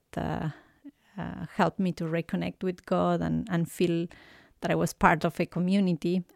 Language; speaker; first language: English; non-native, fluent; Spanish